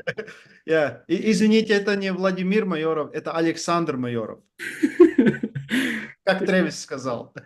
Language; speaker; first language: Russian; non-native, fluent; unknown